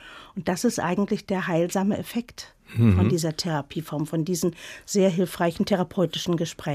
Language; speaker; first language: German; native; German